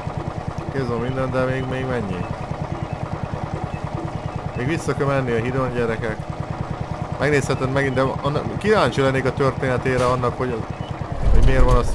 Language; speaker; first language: Hungarian; native; Hungarian